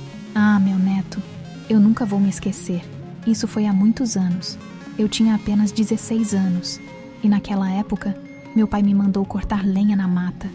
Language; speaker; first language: Portuguese; native; Portuguese